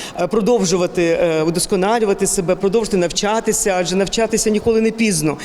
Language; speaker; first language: Ukrainian; native; Ukrainian